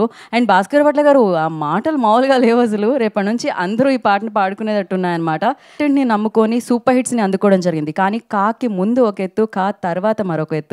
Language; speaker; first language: Telugu; native; Telugu